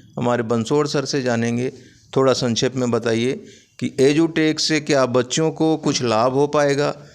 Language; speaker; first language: Hindi; native; Hindi